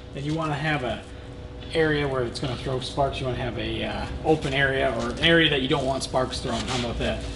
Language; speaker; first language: English; native; English